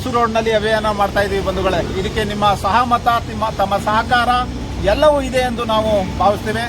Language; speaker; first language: Kannada; native; Kannada